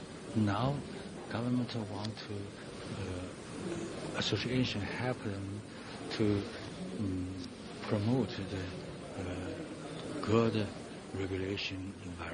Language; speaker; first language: English; non-native, learner; Chinese